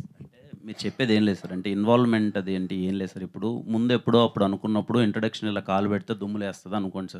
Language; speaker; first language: Telugu; native; Telugu